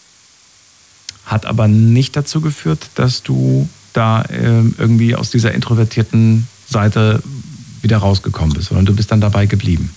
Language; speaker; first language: German; native; German